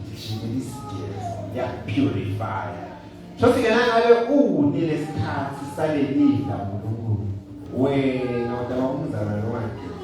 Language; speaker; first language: Zulu; non-native, local second language; Swati